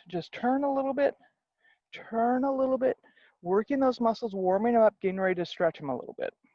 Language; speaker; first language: English; native; English